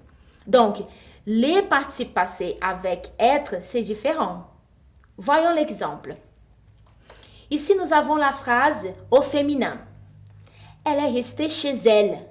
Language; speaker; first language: French; non-native, fluent; Portuguese